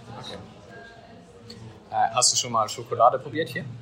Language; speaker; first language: German; native; German